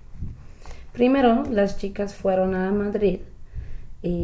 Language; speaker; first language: Spanish; non-native, learner; English